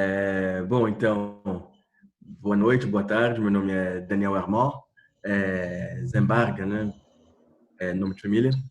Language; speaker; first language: Portuguese; non-native, fluent; French